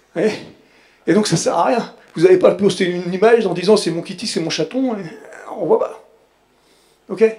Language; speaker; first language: French; native; French